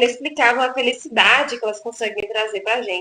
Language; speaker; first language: Portuguese; native; Portuguese